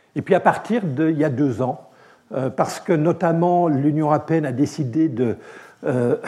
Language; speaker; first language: French; native; French